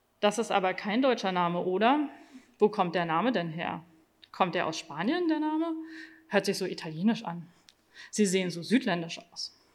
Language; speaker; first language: German; native; German